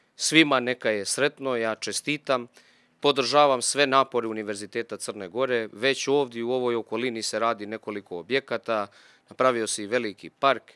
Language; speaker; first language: Bosnian; non-native, local second language; Albanian